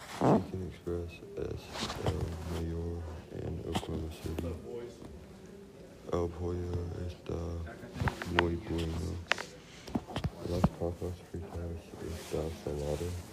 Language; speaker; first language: Spanish; non-native, learner; English